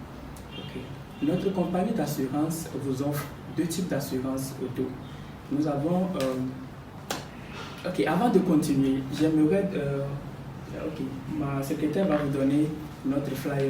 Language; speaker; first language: French; non-native, fluent; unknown